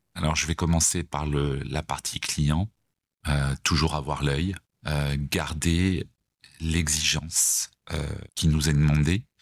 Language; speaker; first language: French; native; French